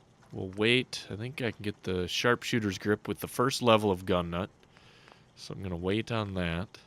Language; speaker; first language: English; native; English